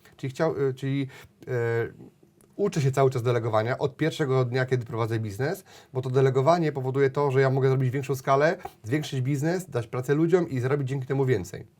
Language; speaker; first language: Polish; native; Polish